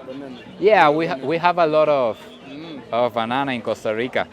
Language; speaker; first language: English; non-native, learner; Spanish